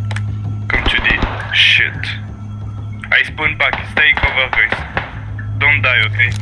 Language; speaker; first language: English; non-native, learner; French